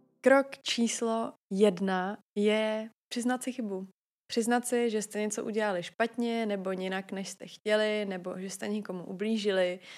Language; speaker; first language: Czech; native; Czech